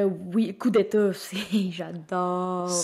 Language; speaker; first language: French; native; French